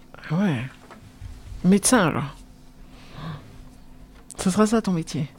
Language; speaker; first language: French; native; French